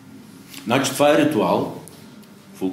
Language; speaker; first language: Bulgarian; native; Bulgarian